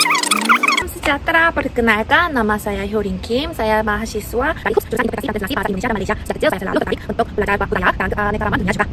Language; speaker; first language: Indonesian; non-native, learner; Korean